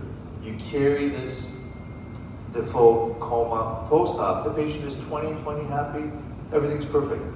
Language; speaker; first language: English; non-native, fluent; Greek